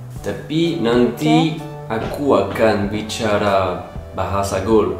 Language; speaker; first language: Indonesian; non-native, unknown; French